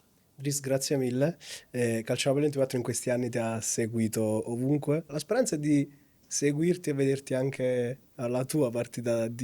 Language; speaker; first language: Italian; native; Italian